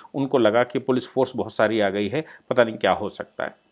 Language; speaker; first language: Hindi; native; Hindi